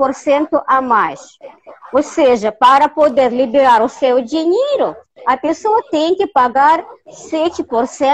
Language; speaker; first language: Portuguese; non-native, fluent; Russian